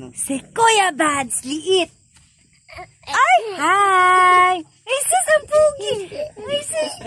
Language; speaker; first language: Filipino; non-native, local second language; Cebuano